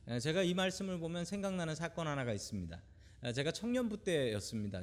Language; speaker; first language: Korean; native; Korean